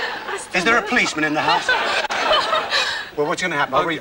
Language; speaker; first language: English; native; English